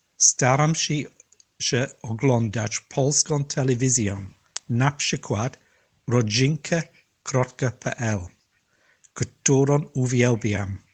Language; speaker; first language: Polish; non-native, learner; English